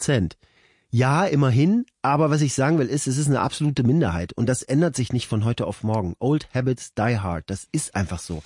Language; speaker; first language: German; native; German